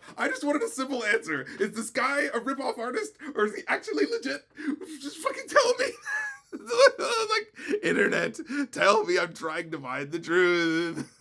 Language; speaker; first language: English; native; English